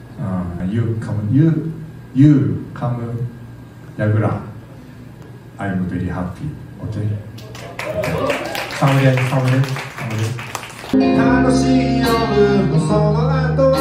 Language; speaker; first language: English; non-native, learner; Japanese